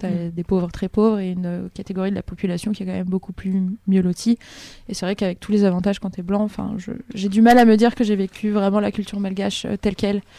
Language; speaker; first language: French; native; French